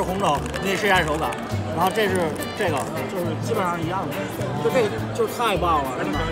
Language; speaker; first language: Chinese; native; Chinese